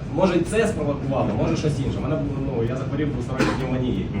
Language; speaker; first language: Ukrainian; non-native, local second language; Russian